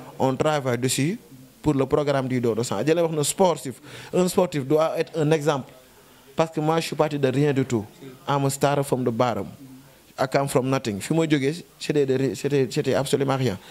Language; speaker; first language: French; non-native, local second language; Wolof